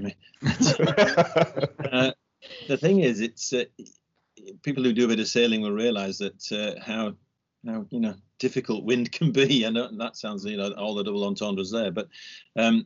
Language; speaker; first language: English; native; English